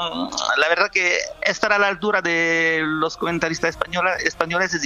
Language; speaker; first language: Spanish; non-native, fluent; French